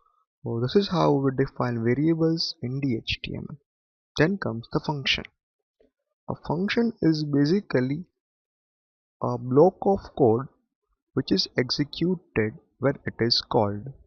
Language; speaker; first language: English; non-native, local second language; Gujarati